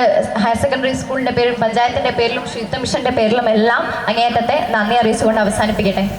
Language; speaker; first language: Malayalam; native; Malayalam